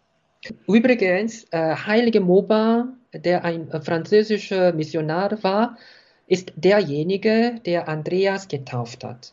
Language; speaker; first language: German; non-native, fluent; Korean